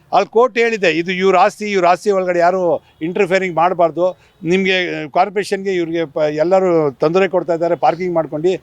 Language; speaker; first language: Kannada; non-native, local second language; Urdu